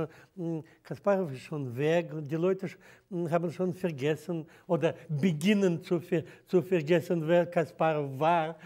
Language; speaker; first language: German; non-native, fluent; Russian